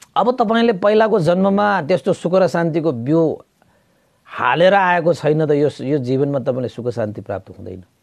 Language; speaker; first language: Nepali; native; Nepali